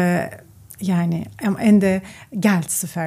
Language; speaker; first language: German; non-native, learner; Turkish